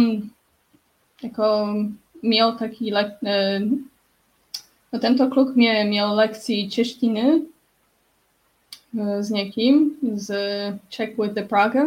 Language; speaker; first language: Czech; non-native, learner; Polish